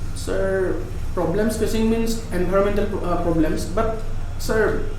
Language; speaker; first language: English; non-native, local second language; Assamese